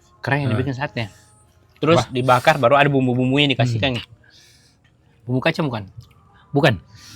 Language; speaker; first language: Malay; native; Malay